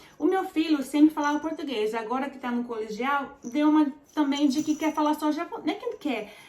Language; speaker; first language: Portuguese; early bilingual, heritage; Portuguese